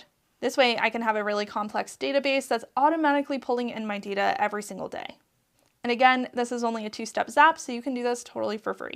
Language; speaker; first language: English; native; English